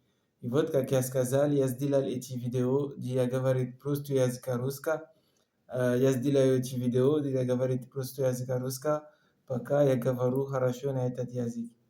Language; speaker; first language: Russian; non-native, learner; French